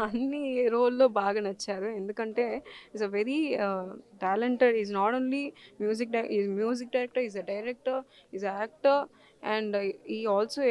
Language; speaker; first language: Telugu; non-native, learner; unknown